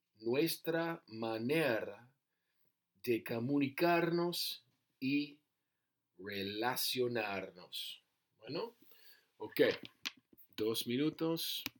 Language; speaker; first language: Spanish; non-native, learner; English